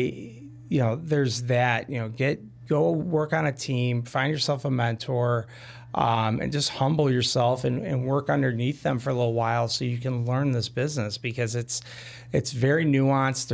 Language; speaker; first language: English; native; English